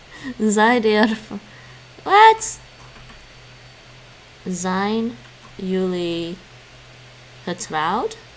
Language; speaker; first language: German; non-native, learner; English